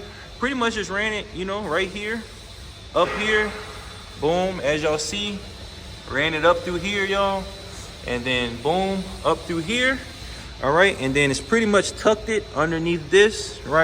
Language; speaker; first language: English; native; English